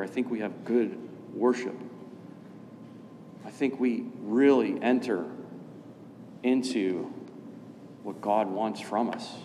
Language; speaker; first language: English; native; English